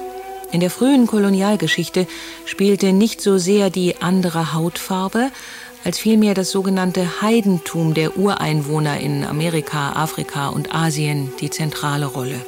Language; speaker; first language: German; native; German